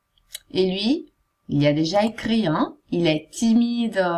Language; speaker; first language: French; non-native, fluent; Italian